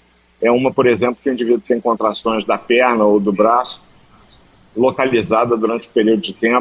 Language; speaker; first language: Portuguese; native; Portuguese